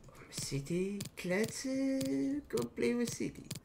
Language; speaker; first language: English; non-native, learner; Dutch